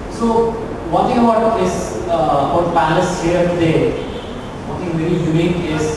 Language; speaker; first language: English; non-native, local second language; Kannada